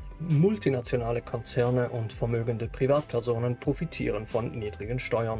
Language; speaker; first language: German; native; German